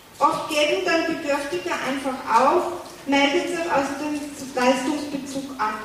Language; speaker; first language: German; native; German